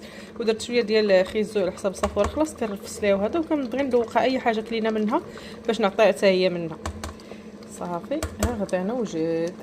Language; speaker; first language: Arabic; native; Arabic